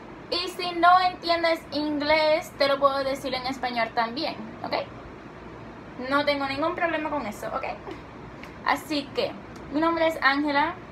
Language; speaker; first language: Spanish; early bilingual, heritage; Spanish